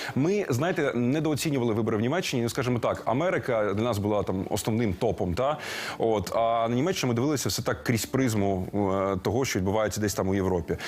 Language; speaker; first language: Ukrainian; native; Ukrainian